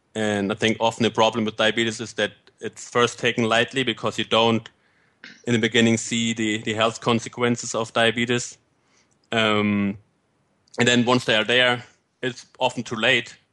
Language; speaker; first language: English; non-native, fluent; German